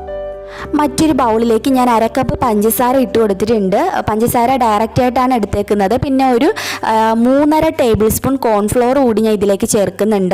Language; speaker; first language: Malayalam; native; Malayalam